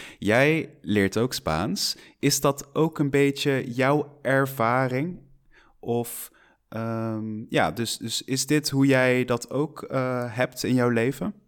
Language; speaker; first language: Dutch; non-native, fluent; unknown